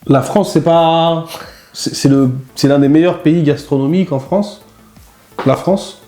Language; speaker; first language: French; non-native, fluent; Spanish